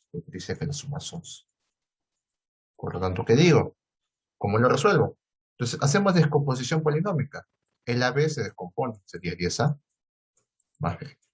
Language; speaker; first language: Spanish; native; Spanish